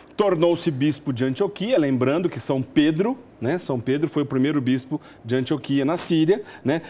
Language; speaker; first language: Portuguese; native; Portuguese